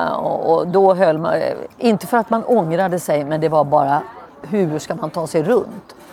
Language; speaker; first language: Swedish; native; Swedish